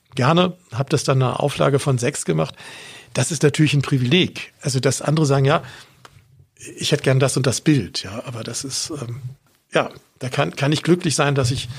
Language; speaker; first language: German; native; German